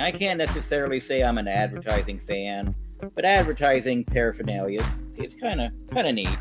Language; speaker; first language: English; native; English